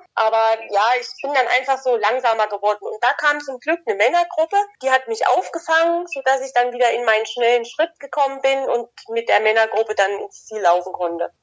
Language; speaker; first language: German; native; German